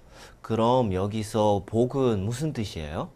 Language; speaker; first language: Korean; non-native, learner; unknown